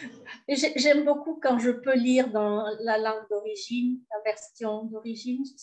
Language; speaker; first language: French; early bilingual, heritage; French